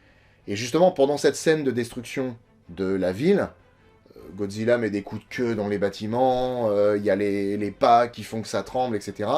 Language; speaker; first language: French; native; French